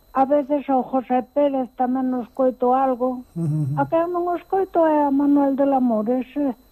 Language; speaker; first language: Galician; native; Galician